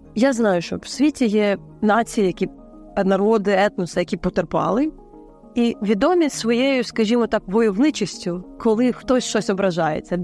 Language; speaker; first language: Ukrainian; native; Ukrainian